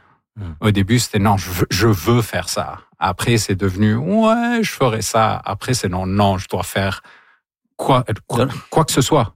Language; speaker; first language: French; non-native, local second language; Arabic